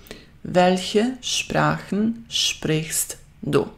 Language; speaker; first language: German; non-native, fluent; Croatian